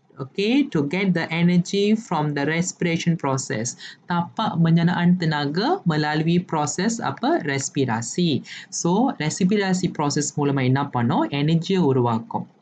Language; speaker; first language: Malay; non-native, local second language; Tamil